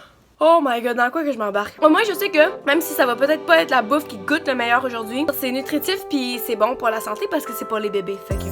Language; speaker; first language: French; native; French